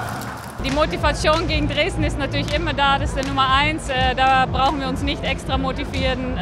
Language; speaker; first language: German; non-native, fluent; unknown